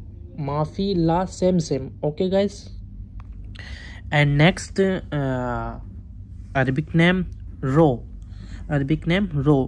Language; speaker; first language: English; non-native, learner; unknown